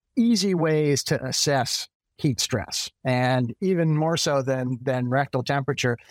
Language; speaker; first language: English; native; English